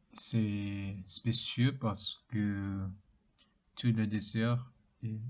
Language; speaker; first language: French; non-native, learner; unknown